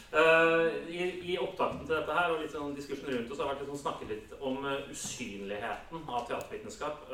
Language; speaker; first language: Norwegian; native; Norwegian